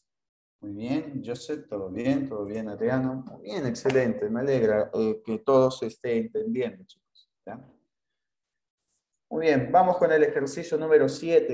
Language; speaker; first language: Spanish; native; Spanish